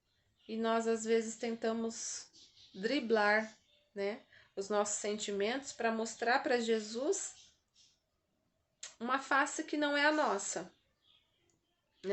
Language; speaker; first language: Portuguese; native; Portuguese